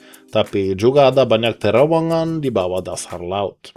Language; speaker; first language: Indonesian; non-native, fluent; Norwegian